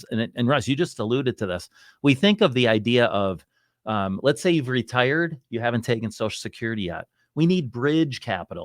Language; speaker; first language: English; native; English